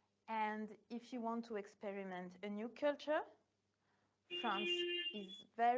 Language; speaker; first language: English; non-native, fluent; French